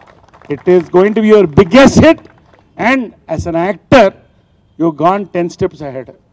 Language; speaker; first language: Telugu; native; Telugu